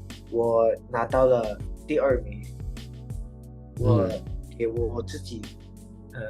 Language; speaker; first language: Chinese; non-native, learner; Indonesian